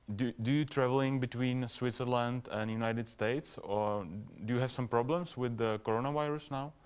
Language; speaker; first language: English; non-native, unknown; Czech